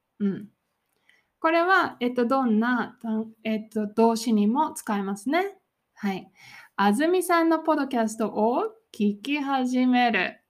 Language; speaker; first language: Japanese; native; Japanese